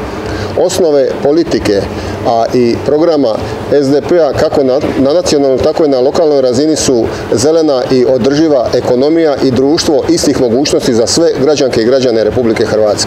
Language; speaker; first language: Serbian; native; Serbian